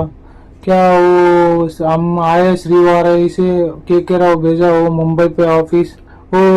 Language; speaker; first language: Hindi; non-native, local second language; Telugu